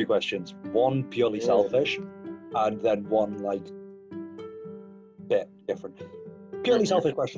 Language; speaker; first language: English; native; English